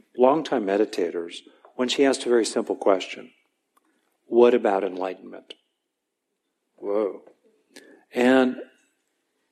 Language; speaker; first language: English; native; English